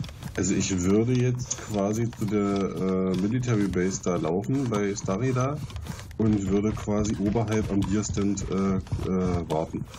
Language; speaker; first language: German; native; German